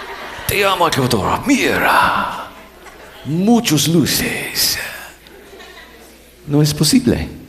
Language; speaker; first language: Spanish; non-native, learner; English